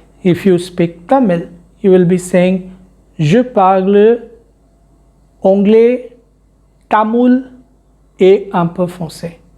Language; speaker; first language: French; non-native, fluent; Hindi